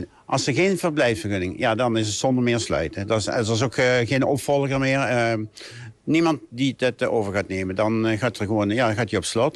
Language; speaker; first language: Dutch; native; Dutch